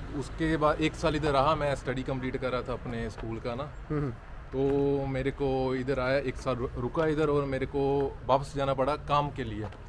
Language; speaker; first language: Hindi; non-native, local second language; Punjabi